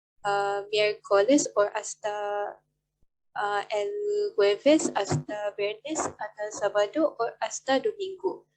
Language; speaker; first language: Spanish; non-native, learner; Malay